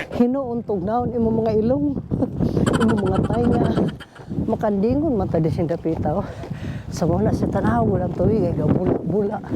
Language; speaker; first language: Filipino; non-native, local second language; Cebuano